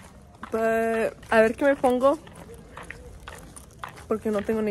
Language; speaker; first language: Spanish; early bilingual, heritage; Spanish